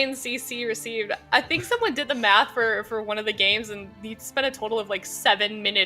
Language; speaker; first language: English; native; English